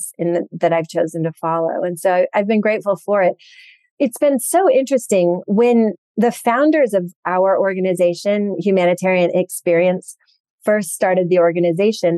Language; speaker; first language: English; native; English